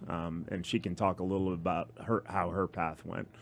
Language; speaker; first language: English; native; English